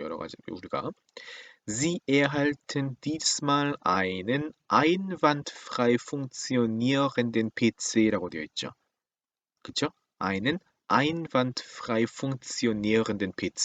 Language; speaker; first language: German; non-native, fluent; Korean